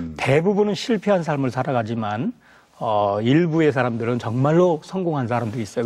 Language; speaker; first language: Korean; native; Korean